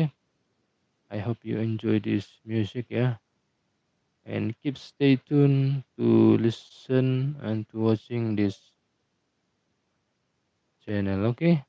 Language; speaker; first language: English; non-native, learner; Indonesian